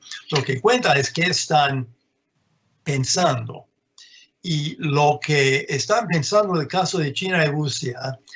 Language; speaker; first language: Spanish; non-native, fluent; English